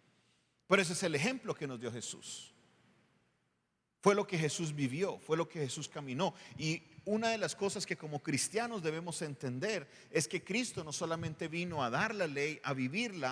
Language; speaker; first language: Spanish; native; Spanish